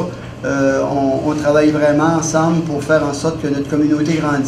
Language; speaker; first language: French; native; French